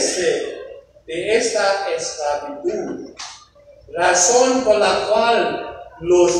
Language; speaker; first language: Spanish; non-native, fluent; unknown